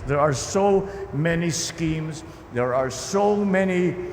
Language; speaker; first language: English; non-native, local second language; Filipino